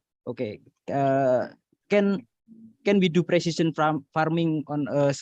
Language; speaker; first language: English; non-native, learner; Indonesian